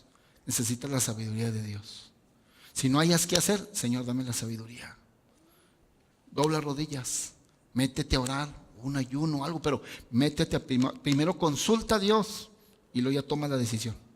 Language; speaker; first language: Spanish; native; Spanish